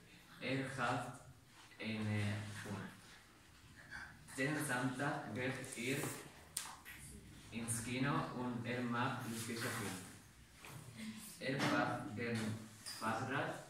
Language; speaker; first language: German; non-native, learner; Catalan